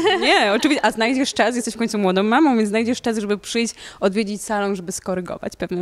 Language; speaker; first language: Polish; native; Polish